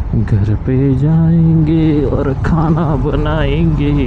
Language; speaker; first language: Hindi; non-native, local second language; Marathi